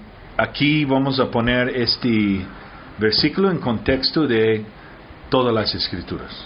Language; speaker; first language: Spanish; early bilingual, heritage; Spanish